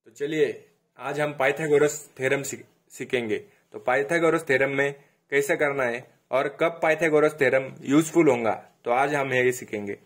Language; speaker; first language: Hindi; non-native, local second language; Marathi